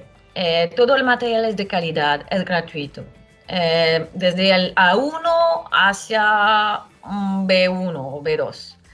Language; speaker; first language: Spanish; non-native, fluent; French